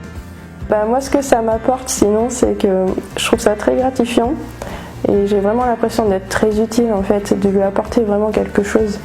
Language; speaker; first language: French; native; French